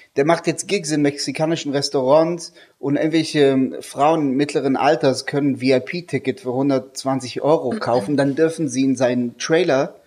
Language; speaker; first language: German; non-native, fluent; Hebrew